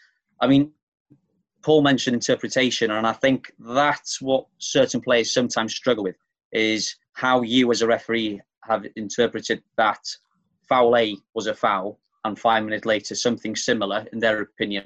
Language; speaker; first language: English; native; English